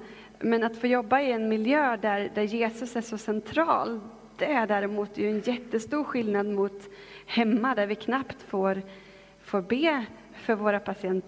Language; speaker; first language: Swedish; native; Swedish